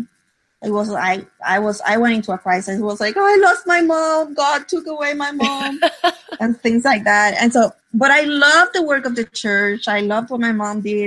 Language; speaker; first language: English; non-native, fluent; Spanish